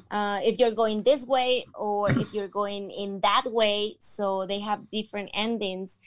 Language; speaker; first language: English; non-native, fluent; Spanish